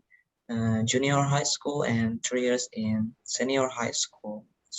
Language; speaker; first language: English; non-native, learner; Indonesian